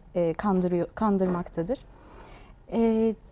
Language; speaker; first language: Turkish; non-native, fluent; Chinese